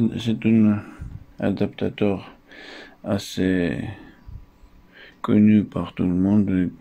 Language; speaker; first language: French; non-native, fluent; Russian